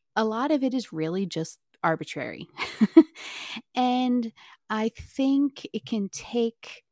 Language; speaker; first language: English; native; English